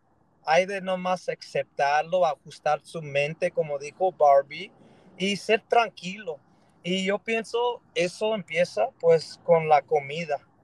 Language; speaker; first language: Spanish; early bilingual, heritage; Spanish